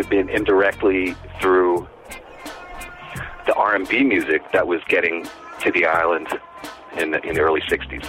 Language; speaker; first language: English; native; English